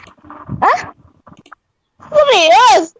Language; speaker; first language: Indonesian; non-native, local second language; Minangkabau